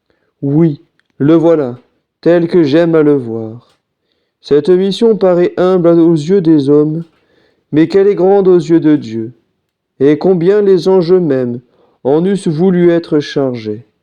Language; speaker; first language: French; native; French